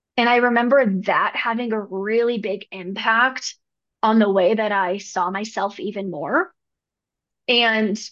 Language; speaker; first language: English; native; English